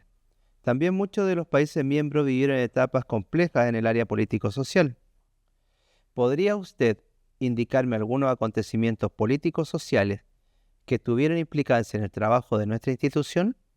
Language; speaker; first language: Spanish; native; Spanish